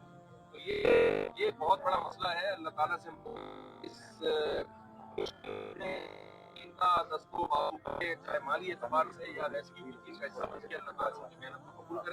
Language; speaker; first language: Urdu; native; Urdu